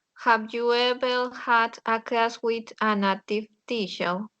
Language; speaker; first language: English; non-native, learner; Spanish